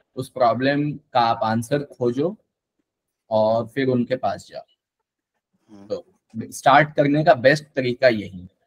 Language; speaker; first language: Hindi; native; Hindi